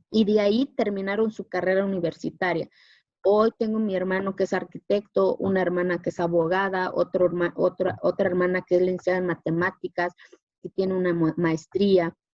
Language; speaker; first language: Spanish; non-native, local second language; Zapotec